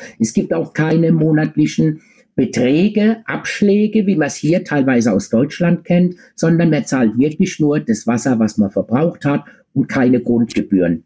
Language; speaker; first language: German; native; German